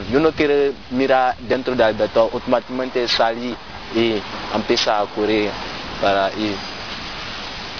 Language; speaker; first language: Spanish; non-native, learner; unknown